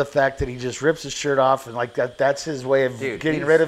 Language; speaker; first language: English; native; English